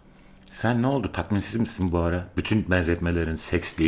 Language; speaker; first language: Turkish; native; Turkish